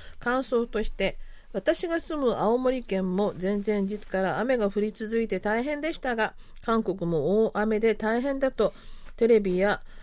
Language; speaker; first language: Japanese; native; Japanese